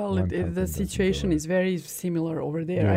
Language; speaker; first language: English; non-native, fluent; Serbian